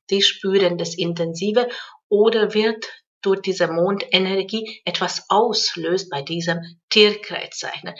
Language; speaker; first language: German; non-native, fluent; Hungarian